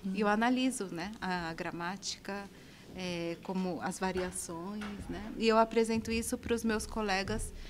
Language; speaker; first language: Portuguese; native; Portuguese